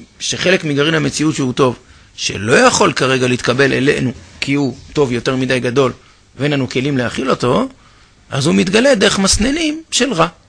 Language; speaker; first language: Hebrew; native; Hebrew